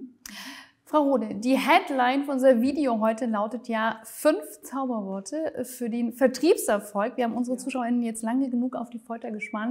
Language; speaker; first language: German; native; German